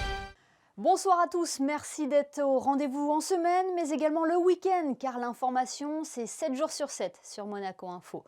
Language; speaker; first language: French; native; French